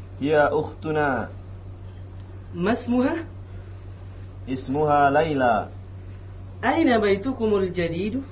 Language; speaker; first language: Arabic; non-native, learner; Indonesian